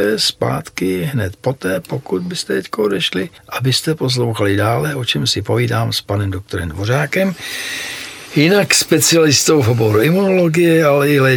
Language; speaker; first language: Czech; native; Czech